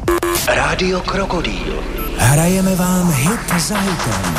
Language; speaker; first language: Czech; native; Czech